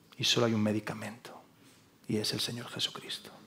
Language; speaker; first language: Spanish; native; Spanish